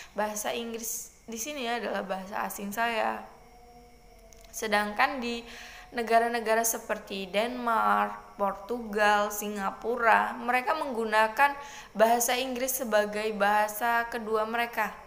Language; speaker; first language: Indonesian; non-native, local second language; Javanese